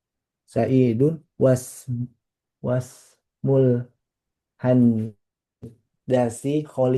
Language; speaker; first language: Arabic; non-native, learner; Indonesian